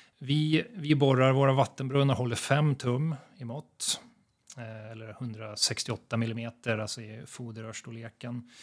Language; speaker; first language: Swedish; native; Swedish